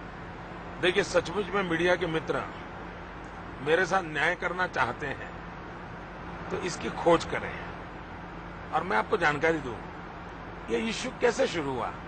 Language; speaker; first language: Hindi; non-native, local second language; Gujarati